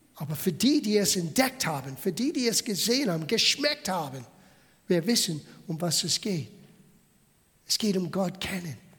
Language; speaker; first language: German; non-native, fluent; English